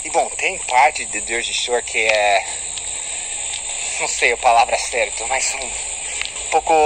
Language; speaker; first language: Portuguese; non-native, fluent; English